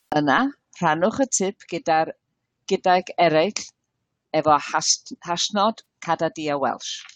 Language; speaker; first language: Welsh; non-native, learner; English